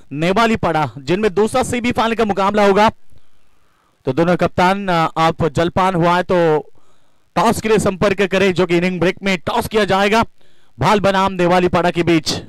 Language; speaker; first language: Hindi; non-native, local second language; Marathi